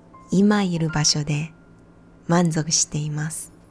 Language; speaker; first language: Japanese; native; Japanese